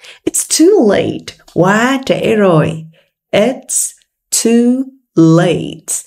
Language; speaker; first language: English; non-native, fluent; Vietnamese